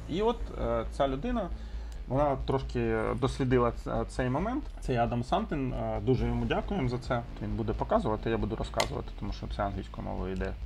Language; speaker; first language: Ukrainian; non-native, local second language; Russian